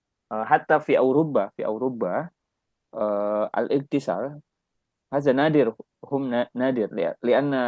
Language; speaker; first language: Arabic; non-native, fluent; Indonesian